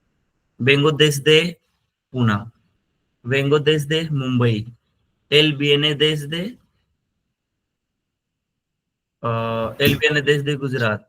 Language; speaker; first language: Spanish; non-native, fluent; Hindi